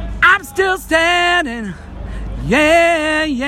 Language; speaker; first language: English; native; English